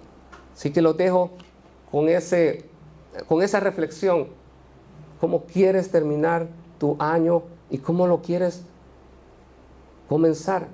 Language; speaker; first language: Spanish; native; Spanish